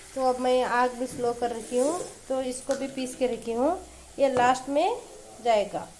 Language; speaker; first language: Hindi; non-native, local second language; Urdu